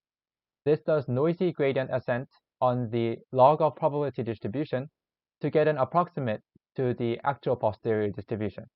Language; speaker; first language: English; non-native, learner; Korean